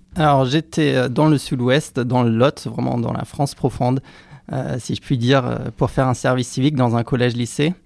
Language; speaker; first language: French; non-native, fluent; German